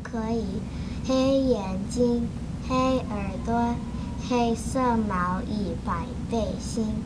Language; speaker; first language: Chinese; non-native, learner; English